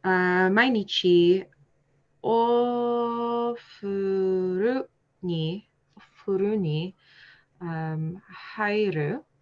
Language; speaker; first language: Japanese; non-native, learner; English